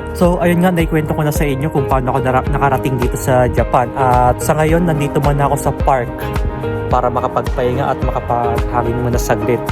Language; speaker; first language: Filipino; native; Filipino